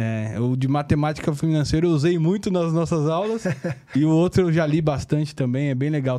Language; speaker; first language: Portuguese; native; Portuguese